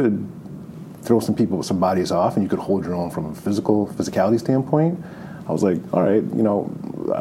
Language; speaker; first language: English; native; English